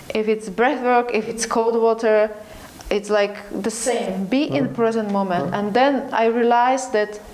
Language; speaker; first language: English; non-native, learner; Slovak